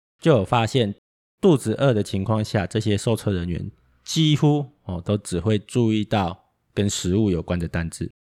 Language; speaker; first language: Chinese; native; Chinese